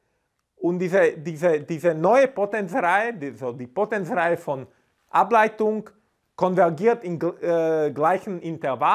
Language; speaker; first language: German; non-native, fluent; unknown